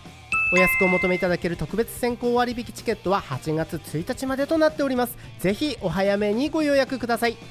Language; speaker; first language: Japanese; native; Japanese